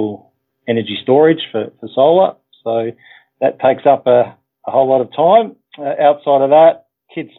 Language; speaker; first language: English; native; English